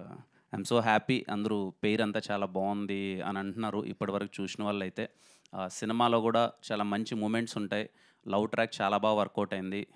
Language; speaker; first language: Telugu; native; Telugu